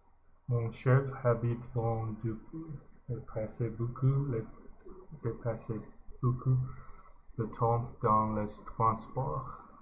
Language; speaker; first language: French; non-native, learner; English